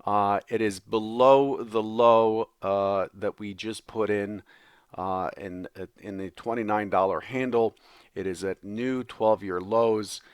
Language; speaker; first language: English; native; English